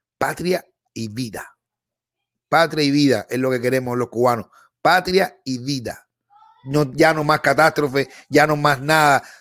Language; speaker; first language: Spanish; native; Spanish